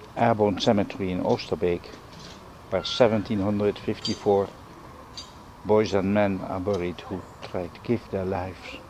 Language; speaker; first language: English; non-native, fluent; Dutch